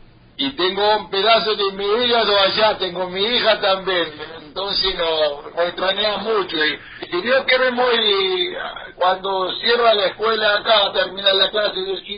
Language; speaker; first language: Spanish; non-native, learner; Arabic